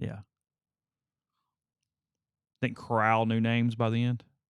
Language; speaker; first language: English; native; English